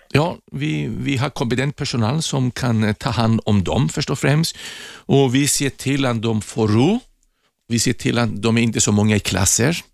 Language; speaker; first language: Swedish; non-native, fluent; Greek